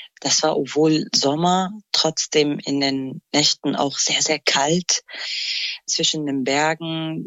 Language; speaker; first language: German; non-native, fluent; Kurdish